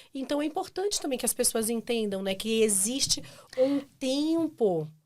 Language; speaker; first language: Portuguese; native; Portuguese